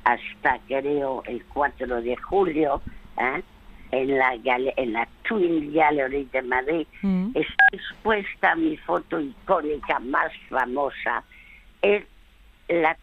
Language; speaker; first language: Spanish; early bilingual, other home language; French